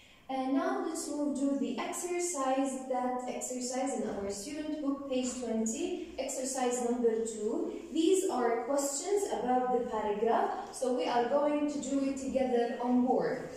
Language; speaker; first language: English; non-native, fluent; Arabic